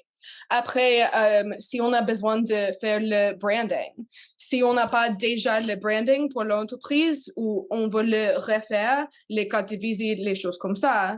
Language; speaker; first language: French; non-native, learner; English